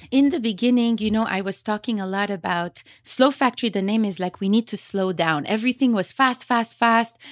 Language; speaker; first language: English; early bilingual, other home language; Arabic